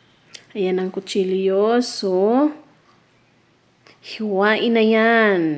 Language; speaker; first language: Filipino; native; Filipino